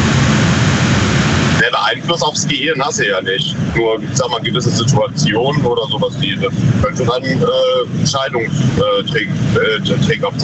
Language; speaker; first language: German; native; German